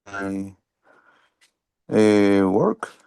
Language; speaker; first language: English; non-native, learner; Spanish